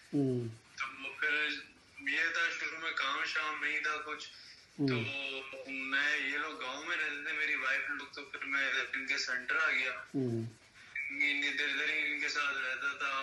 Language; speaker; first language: Urdu; native; Urdu